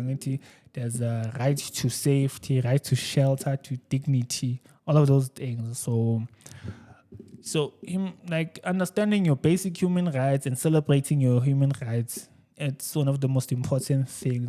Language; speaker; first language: English; non-native, local second language; Zulu